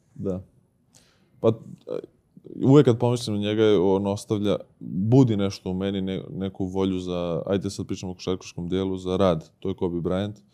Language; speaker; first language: Serbian; native; Serbian